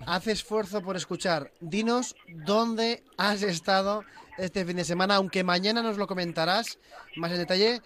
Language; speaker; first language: Spanish; native; Spanish